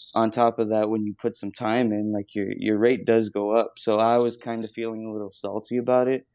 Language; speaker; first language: English; native; English